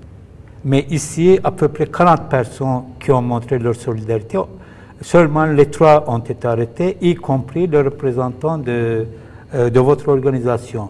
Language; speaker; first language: French; non-native, fluent; Turkish